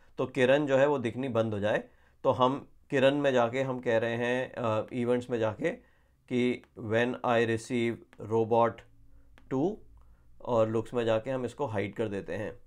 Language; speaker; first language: Hindi; native; Hindi